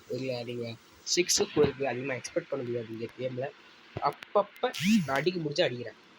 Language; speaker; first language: Tamil; non-native, local second language; Urdu